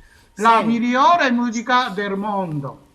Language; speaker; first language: Italian; non-native, learner; Japanese